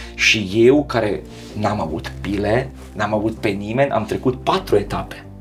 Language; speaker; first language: Romanian; non-native, fluent; Serbian